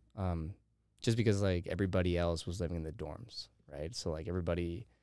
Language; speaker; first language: English; early bilingual, heritage; Spanish